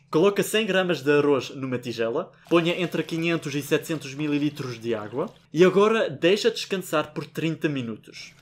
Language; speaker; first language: Portuguese; non-native, fluent; French